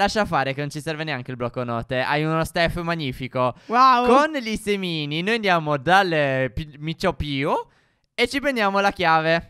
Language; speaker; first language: Italian; native; Italian